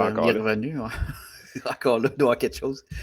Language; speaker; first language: French; native; French